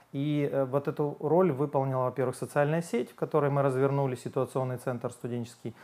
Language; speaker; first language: Russian; native; Russian